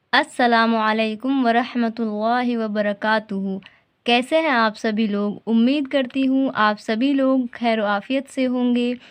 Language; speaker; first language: Hindi; native; Hindi